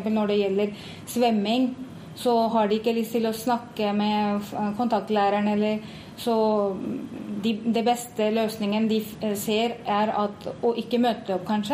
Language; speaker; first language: Norwegian; non-native, fluent; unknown